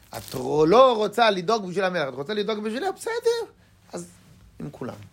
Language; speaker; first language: Hebrew; non-native, fluent; French